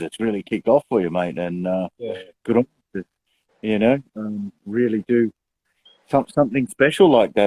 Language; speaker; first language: English; native; English